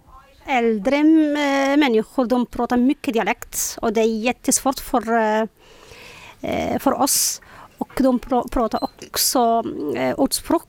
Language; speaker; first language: Swedish; non-native, learner; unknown